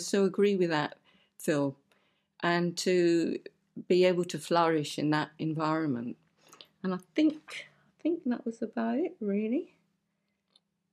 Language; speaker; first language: English; native; English